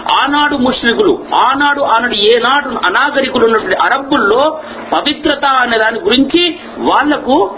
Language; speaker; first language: Telugu; native; Telugu